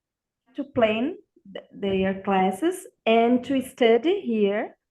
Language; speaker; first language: English; non-native, learner; Portuguese